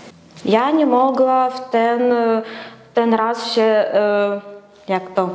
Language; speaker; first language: Polish; non-native, learner; Ukrainian